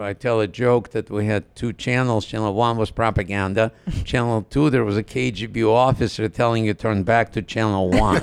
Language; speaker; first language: English; non-native, fluent; Ukrainian